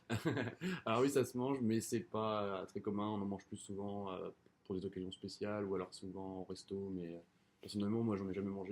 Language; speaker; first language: French; native; French